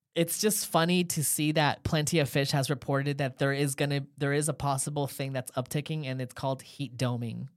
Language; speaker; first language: English; native; English